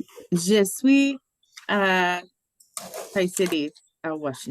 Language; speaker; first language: French; non-native, learner; English